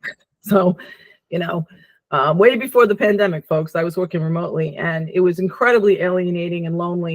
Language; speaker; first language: English; native; English